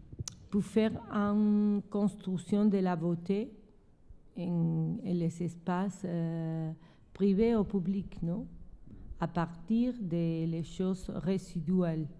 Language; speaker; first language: French; non-native, learner; Spanish